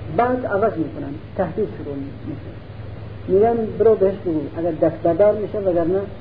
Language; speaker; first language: Persian; non-native, local second language; Central Kurdish